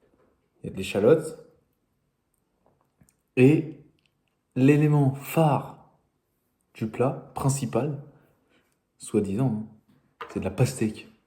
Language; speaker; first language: French; native; French